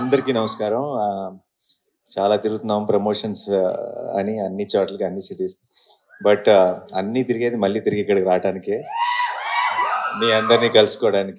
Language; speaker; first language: Telugu; native; Telugu